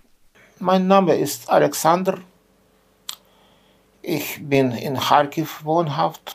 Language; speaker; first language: German; non-native, fluent; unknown